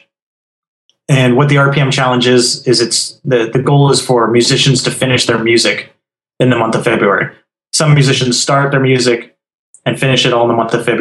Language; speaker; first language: English; native; English